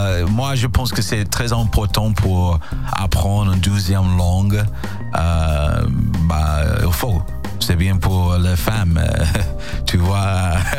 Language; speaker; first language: French; non-native, fluent; English